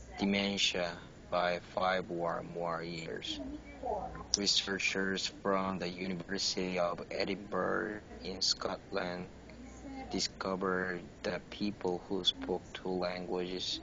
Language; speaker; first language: English; non-native, learner; Korean